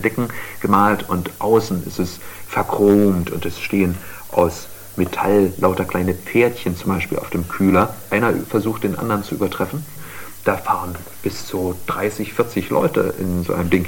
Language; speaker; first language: German; native; German